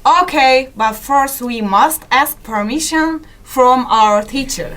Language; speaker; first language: English; non-native, learner; Turkish